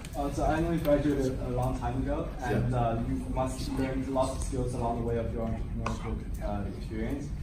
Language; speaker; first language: English; native; English